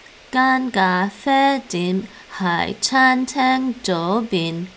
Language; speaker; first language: Cantonese; non-native, learner; English